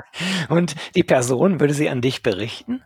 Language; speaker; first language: German; native; German